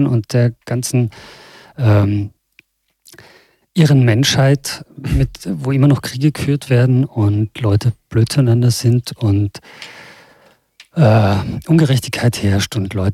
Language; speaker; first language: German; native; German